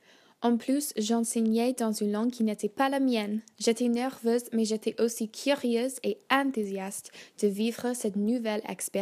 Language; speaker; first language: French; non-native, fluent; English